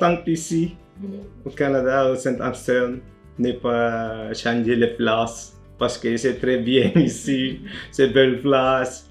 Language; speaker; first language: French; non-native, learner; Filipino